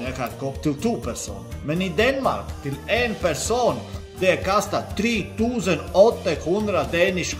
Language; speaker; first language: Danish; non-native, learner; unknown